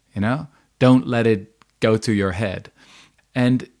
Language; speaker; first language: English; non-native, fluent; Dutch